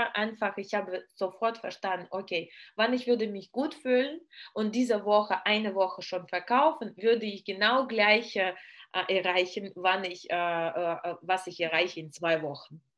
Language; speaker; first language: German; non-native, learner; Russian